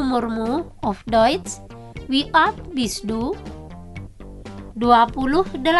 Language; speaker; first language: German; non-native, fluent; Indonesian